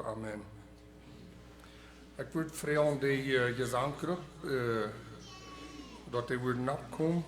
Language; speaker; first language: German; early bilingual, heritage; Plautdietsch